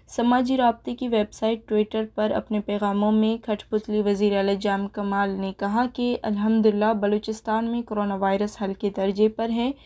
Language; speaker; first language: Urdu; non-native, local second language; Baluchi